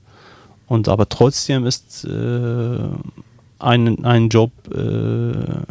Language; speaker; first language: German; non-native, learner; Arabic